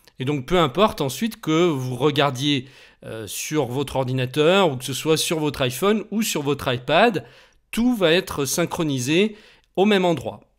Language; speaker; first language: French; native; French